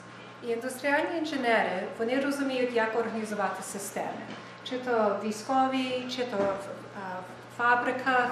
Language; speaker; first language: Ukrainian; early bilingual, heritage; Ukrainian